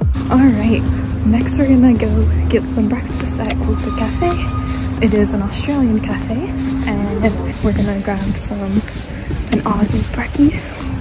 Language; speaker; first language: English; native; English